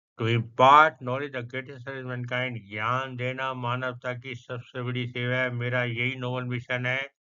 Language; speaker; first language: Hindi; non-native, local second language; Punjabi